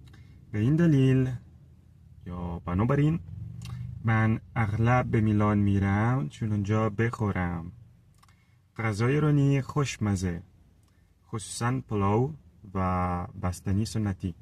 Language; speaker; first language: Persian; non-native, learner; Italian